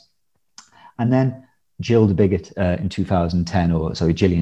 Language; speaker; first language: English; native; English